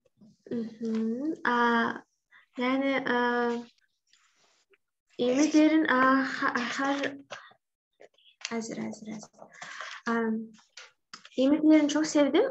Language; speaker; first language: Turkish; non-native, learner; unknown